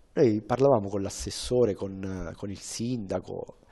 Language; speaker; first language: Italian; native; Italian